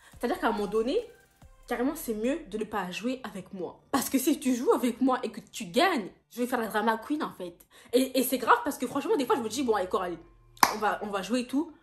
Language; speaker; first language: French; native; French